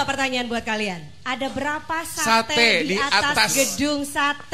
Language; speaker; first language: Indonesian; native; Indonesian